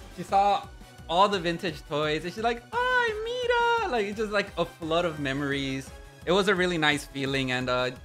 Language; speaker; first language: English; non-native, fluent; Spanish